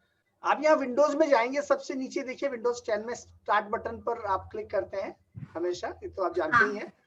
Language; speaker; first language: Hindi; native; Hindi